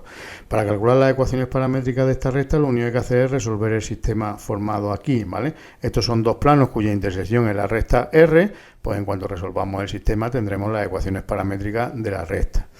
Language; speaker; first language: Spanish; native; Spanish